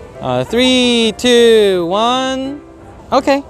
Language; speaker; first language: English; non-native, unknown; Korean